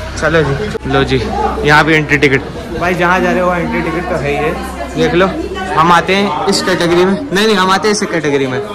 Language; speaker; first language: Hindi; native; Hindi